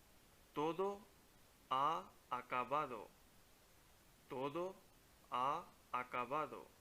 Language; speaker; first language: Spanish; non-native, fluent; Punjabi